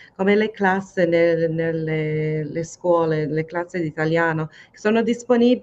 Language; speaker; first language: Italian; early bilingual, other home language; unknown